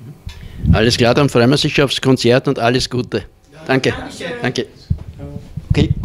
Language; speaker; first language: German; native; German